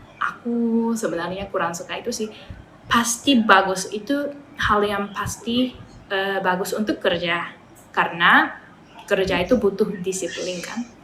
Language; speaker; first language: Indonesian; non-native, fluent; Japanese